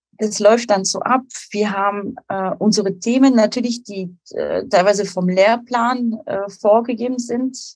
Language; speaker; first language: German; non-native, fluent; French